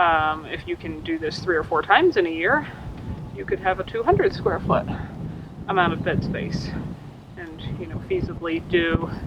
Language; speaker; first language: English; native; English